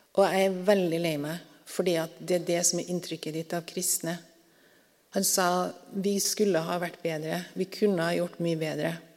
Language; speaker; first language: Norwegian; native; Norwegian